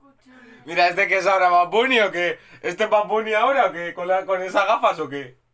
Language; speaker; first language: Spanish; native; Spanish